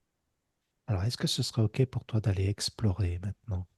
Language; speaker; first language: French; native; French